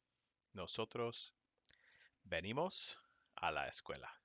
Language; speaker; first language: Spanish; non-native, fluent; English